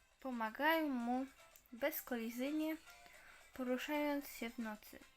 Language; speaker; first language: Polish; native; Polish